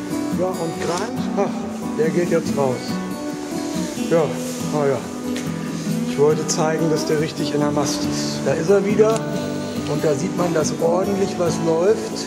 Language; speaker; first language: German; native; German